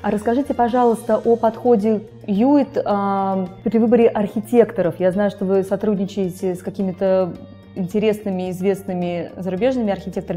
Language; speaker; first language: Russian; native; Russian